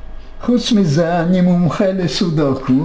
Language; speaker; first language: Hebrew; non-native, fluent; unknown